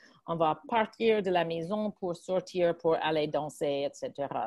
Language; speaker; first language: French; non-native, fluent; English